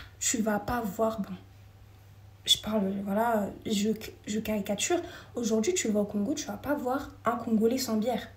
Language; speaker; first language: French; early bilingual, other home language; Wolof